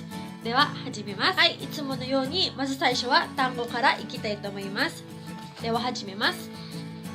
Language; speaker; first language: Japanese; non-native, fluent; Cebuano